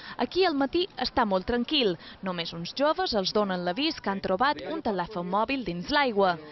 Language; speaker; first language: Catalan; native; Catalan